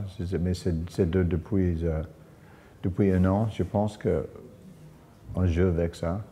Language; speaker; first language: French; non-native, fluent; English